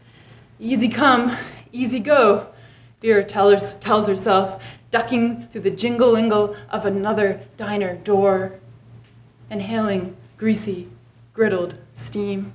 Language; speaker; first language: English; native; English